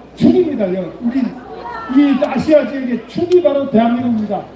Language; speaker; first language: Korean; native; Korean